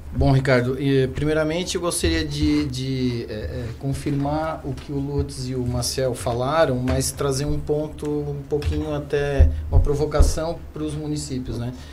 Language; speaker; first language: Portuguese; non-native, fluent; German